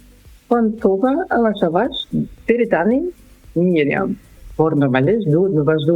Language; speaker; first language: Albanian; non-native, learner; German